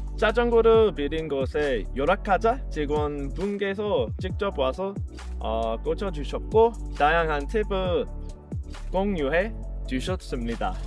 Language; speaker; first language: Korean; non-native, fluent; English